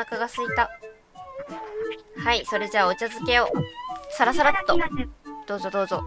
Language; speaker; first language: Japanese; native; Japanese